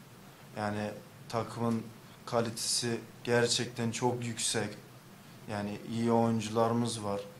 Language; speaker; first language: Turkish; early bilingual, heritage; English